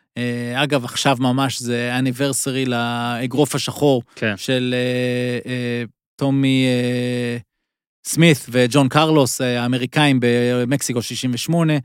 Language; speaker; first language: Hebrew; native; Hebrew